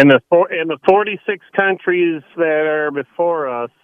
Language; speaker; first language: English; native; English